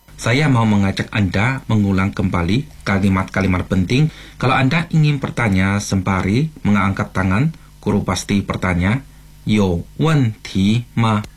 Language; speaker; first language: Malay; non-native, fluent; Chinese